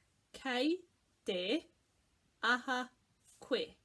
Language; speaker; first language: Māori; non-native, fluent; English